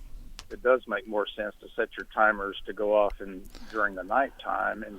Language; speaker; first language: English; native; English